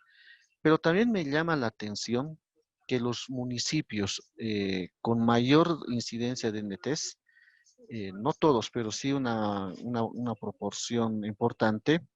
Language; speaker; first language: Spanish; native; Spanish